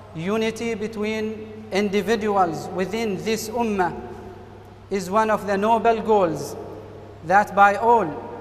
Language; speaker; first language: English; non-native, fluent; Arabic